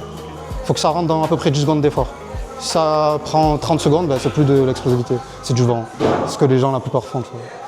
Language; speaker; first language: French; native; French